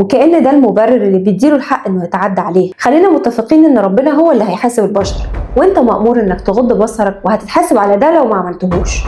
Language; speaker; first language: Arabic; native; Arabic